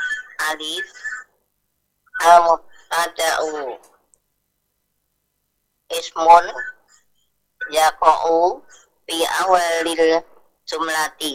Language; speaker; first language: Arabic; non-native, fluent; Indonesian